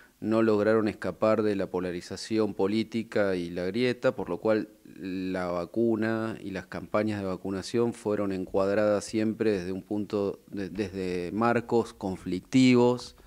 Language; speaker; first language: Spanish; native; Spanish